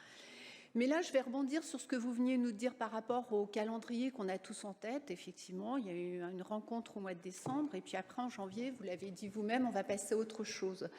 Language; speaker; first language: French; native; French